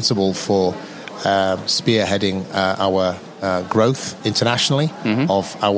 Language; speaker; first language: English; native; English